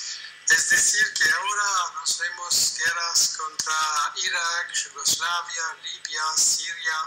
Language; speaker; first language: Spanish; non-native, fluent; French